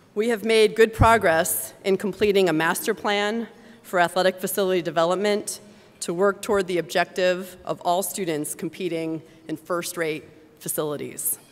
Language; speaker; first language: English; native; English